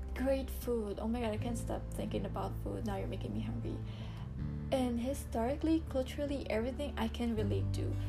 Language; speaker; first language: English; non-native, local second language; Bikol